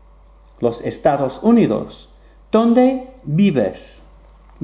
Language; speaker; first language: Spanish; non-native, fluent; English